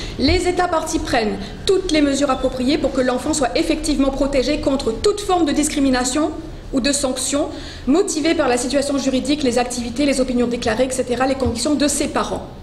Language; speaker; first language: French; non-native, local second language; Morisyen